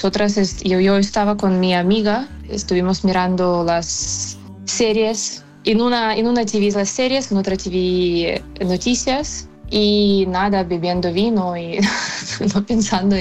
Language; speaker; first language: Spanish; non-native, fluent; Ukrainian